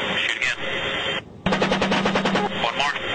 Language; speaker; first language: English; native; English